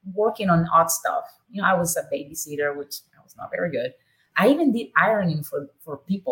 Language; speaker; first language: English; non-native, fluent; Spanish